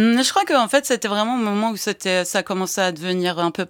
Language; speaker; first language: French; early bilingual, other home language; Persian